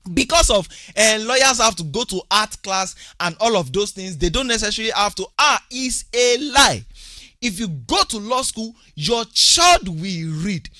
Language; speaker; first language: English; non-native, local second language; Yoruba